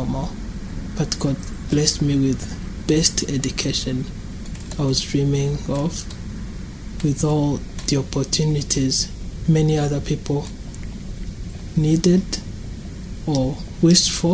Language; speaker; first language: English; non-native, local second language; Kinyarwanda